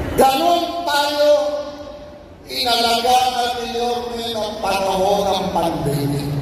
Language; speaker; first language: Filipino; native; Filipino